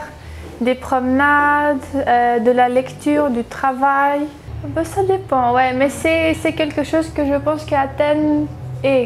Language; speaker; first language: French; early bilingual, heritage; French